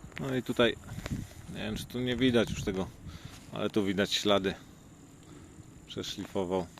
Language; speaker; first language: Polish; native; Polish